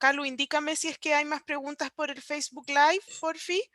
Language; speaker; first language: Spanish; native; Spanish